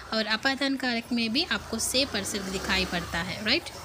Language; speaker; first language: Hindi; non-native, local second language; Telugu